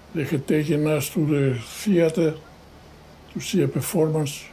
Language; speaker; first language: English; non-native, fluent; Greek